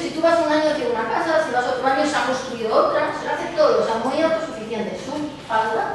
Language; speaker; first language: Spanish; native; Spanish